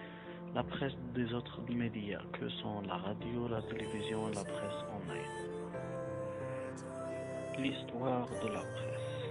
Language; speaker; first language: French; non-native, learner; Arabic